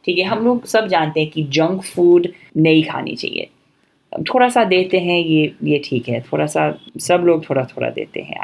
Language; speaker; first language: Hindi; non-native, fluent; English